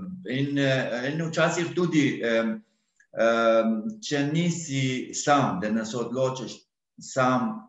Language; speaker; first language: Slovenian; non-native, fluent; Arabic